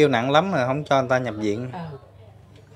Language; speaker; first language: Vietnamese; native; Vietnamese